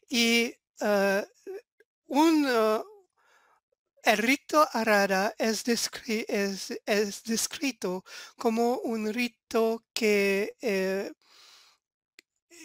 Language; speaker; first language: Spanish; non-native, fluent; French